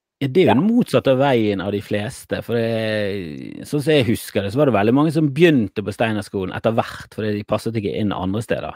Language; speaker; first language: Norwegian; native; Norwegian